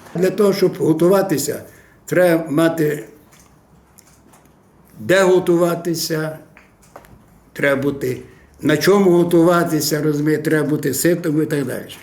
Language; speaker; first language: Ukrainian; native; Ukrainian